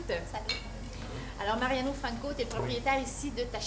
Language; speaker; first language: French; native; French